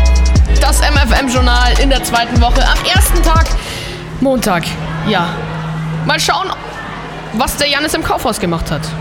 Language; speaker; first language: German; native; German